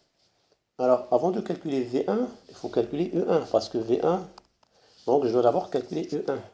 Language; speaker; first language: French; non-native, local second language; Arabic